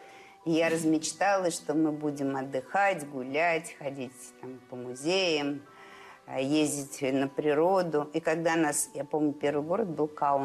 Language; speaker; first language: Russian; native; Russian